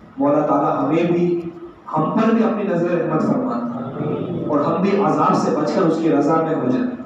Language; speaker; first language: Urdu; native; Urdu